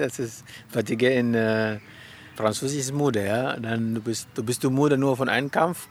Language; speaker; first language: German; non-native, learner; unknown